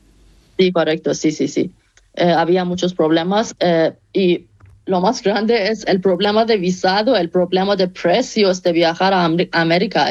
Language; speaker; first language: Spanish; non-native, fluent; Persian